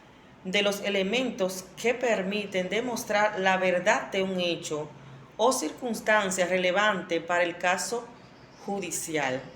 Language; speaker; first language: Spanish; native; Spanish